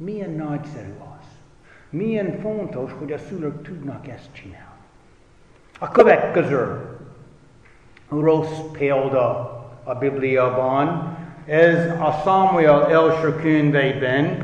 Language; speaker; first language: Hungarian; non-native, fluent; English